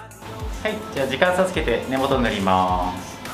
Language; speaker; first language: Japanese; native; Japanese